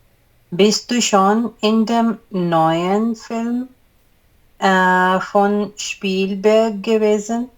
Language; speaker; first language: German; non-native, learner; Urdu